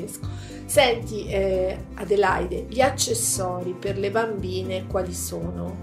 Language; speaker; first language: Italian; native; Italian